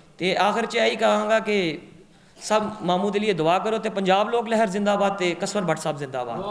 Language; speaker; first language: Punjabi; non-native, local second language; Urdu